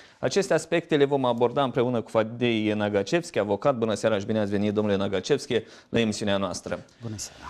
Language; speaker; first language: Romanian; native; Romanian